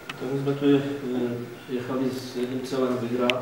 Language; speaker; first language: Polish; non-native, learner; Czech